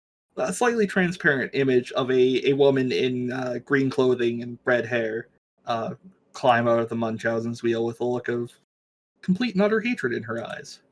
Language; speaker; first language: English; native; English